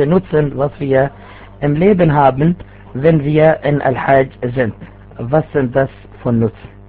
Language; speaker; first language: German; non-native, fluent; Arabic